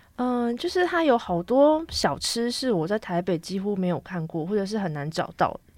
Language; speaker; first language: Chinese; native; Chinese